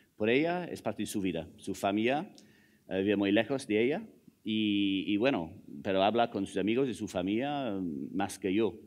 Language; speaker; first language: Spanish; non-native, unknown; English